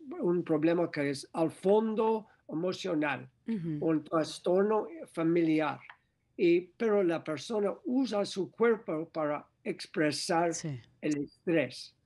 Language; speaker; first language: Spanish; non-native, learner; English